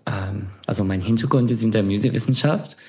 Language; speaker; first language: German; non-native, fluent; English